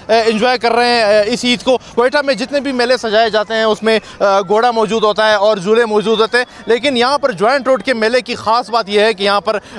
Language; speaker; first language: Urdu; non-native, local second language; Pashto